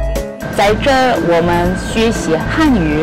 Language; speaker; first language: Chinese; non-native, learner; Russian